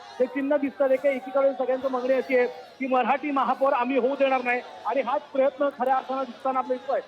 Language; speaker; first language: Marathi; native; Marathi